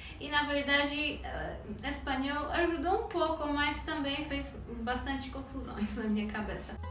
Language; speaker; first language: Portuguese; non-native, fluent; Polish